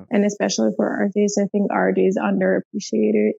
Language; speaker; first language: English; non-native, fluent; Russian